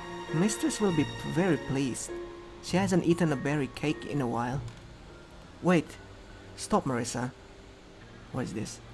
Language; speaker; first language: English; non-native, fluent; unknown